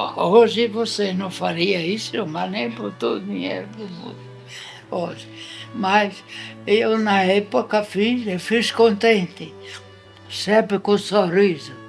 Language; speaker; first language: Portuguese; non-native, fluent; Italian